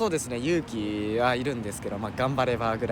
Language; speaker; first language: Japanese; native; Japanese